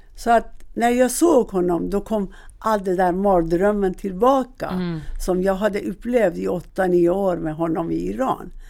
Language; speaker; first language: Swedish; non-native, fluent; Persian